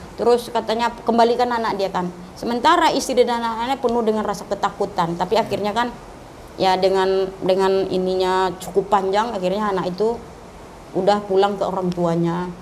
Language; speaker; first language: Indonesian; non-native, local second language; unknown